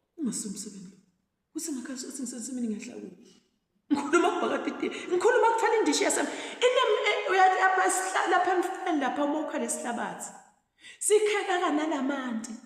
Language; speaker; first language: Zulu; non-native, local second language; Swati